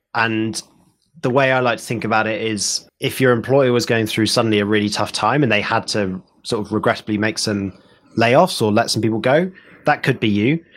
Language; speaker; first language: English; native; English